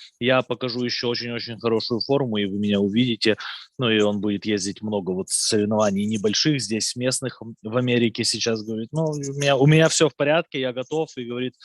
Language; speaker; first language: Russian; native; Russian